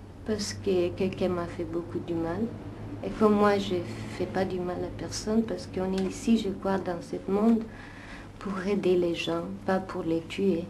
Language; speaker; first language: French; non-native, fluent; Italian